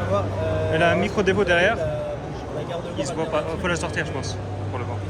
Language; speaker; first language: French; native; French